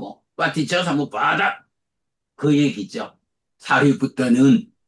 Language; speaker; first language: Korean; native; Korean